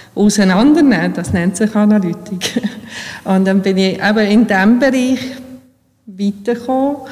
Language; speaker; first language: German; early bilingual, other home language; Bosnian